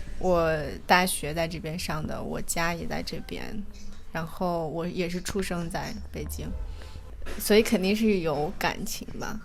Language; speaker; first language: Chinese; native; Chinese